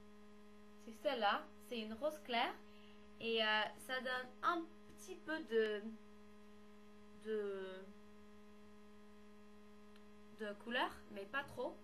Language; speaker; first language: French; non-native, learner; English